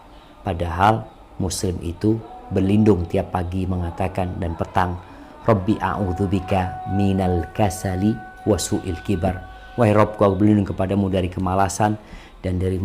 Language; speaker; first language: Indonesian; native; Indonesian